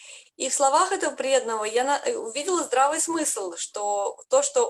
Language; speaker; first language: Russian; native; Russian